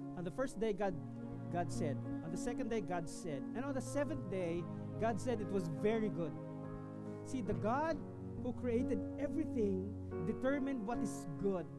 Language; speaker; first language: English; non-native, local second language; Filipino